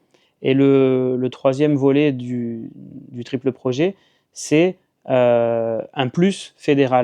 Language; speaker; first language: French; native; French